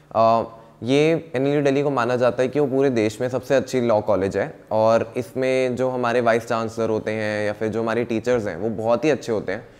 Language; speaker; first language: Hindi; native; Hindi